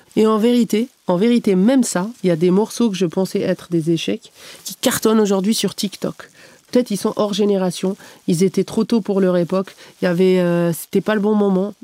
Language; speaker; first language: French; non-native, local second language; Arabic